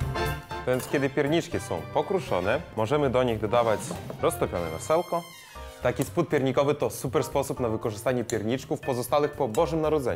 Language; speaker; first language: Polish; native; Polish